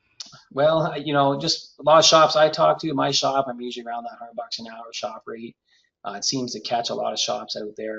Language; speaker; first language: English; native; English